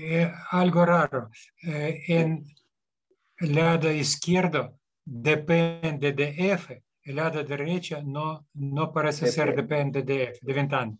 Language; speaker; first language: Spanish; non-native, fluent; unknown